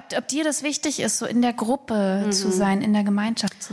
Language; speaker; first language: German; native; German